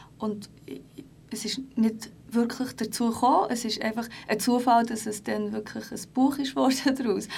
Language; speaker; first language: German; early bilingual, other home language; Turkish